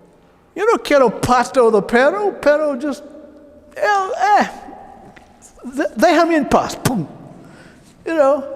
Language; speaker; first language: Spanish; non-native, learner; English